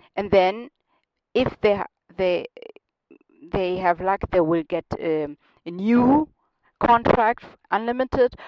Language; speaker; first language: English; non-native, learner; German